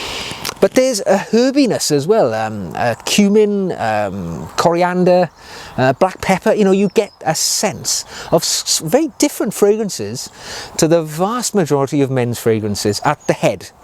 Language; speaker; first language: English; native; English